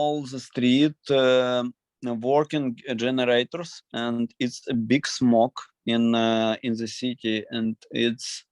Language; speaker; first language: English; non-native, learner; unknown